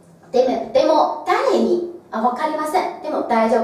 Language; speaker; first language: Japanese; non-native, fluent; Chinese